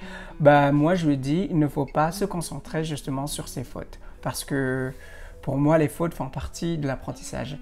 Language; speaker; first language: French; non-native, fluent; Indonesian